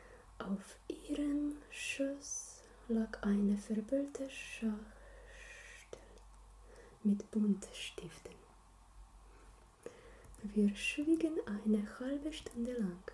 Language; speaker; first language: German; non-native, learner; Slovenian